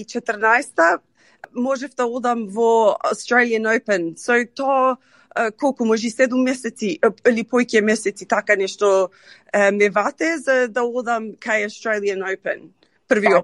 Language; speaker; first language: Macedonian; early bilingual, heritage; Macedonian